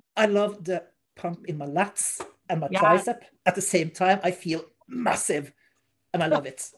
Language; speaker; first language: English; non-native, fluent; Norwegian